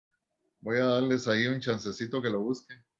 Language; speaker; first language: Spanish; native; Spanish